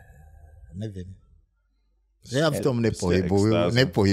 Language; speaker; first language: Czech; non-native, fluent; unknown